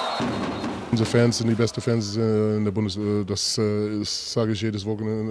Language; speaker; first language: German; non-native, fluent; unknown